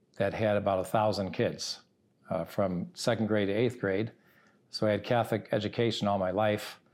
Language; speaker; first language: English; early bilingual, other home language; Italian